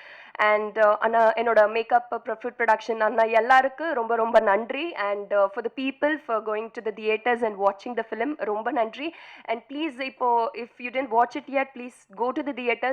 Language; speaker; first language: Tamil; non-native, fluent; Telugu